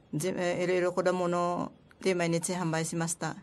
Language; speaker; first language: Japanese; non-native, learner; Filipino